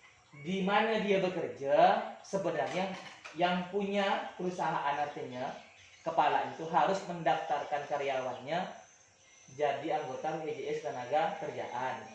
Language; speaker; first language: Malay; native; Malay